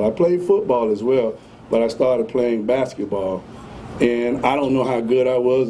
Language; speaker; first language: English; native; English